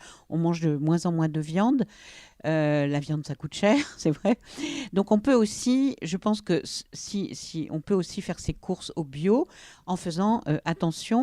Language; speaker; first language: French; native; French